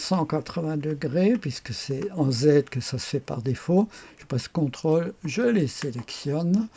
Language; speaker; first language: French; native; French